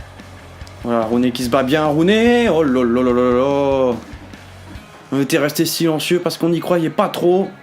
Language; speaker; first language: French; native; French